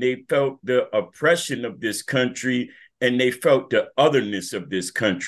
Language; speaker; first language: English; native; English